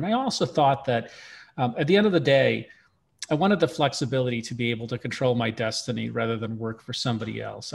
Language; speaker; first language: English; early bilingual, other home language; Russian